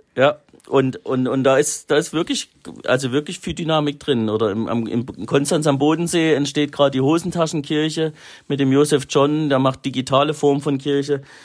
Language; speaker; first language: German; native; German